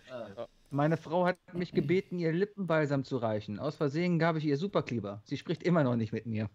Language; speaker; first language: German; native; German